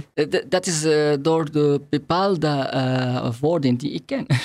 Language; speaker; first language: Dutch; non-native, fluent; Arabic